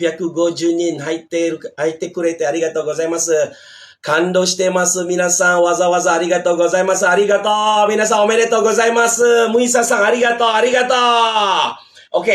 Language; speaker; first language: Japanese; non-native, fluent; Malay